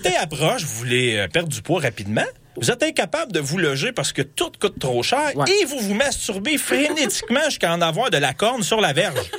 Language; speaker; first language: French; native; French